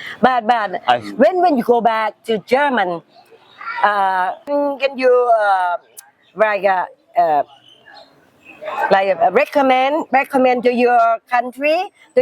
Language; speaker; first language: English; non-native, learner; Thai